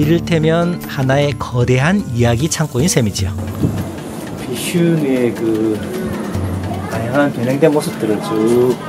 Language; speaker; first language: Korean; native; Korean